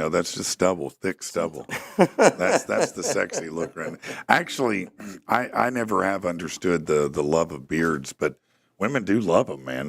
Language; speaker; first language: English; native; English